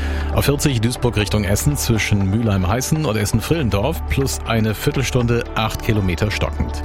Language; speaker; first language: German; native; German